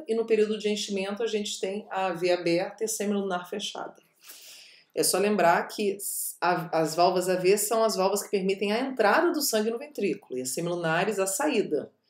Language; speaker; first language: Portuguese; native; Portuguese